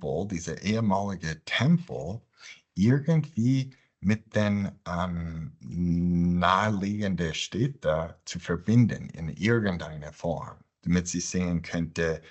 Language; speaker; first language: German; non-native, fluent; English